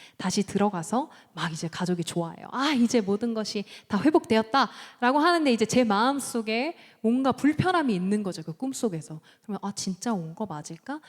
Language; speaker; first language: Korean; early bilingual, heritage; Korean